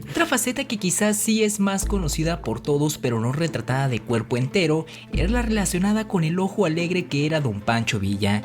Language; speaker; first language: Spanish; native; Spanish